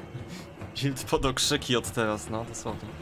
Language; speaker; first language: Polish; native; Polish